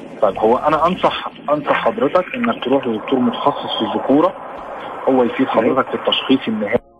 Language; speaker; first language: Arabic; native; Arabic